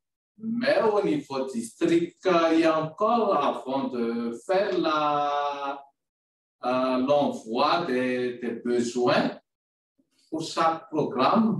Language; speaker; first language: French; non-native, local second language; Malagasy